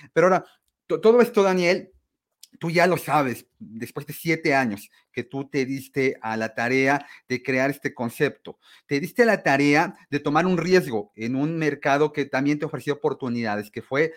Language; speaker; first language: Spanish; native; Spanish